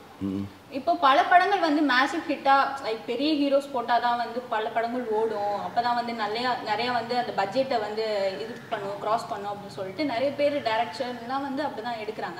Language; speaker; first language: Tamil; native; Tamil